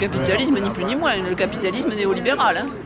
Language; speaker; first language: French; native; French